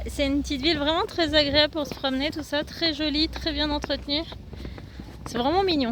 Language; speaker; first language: French; native; French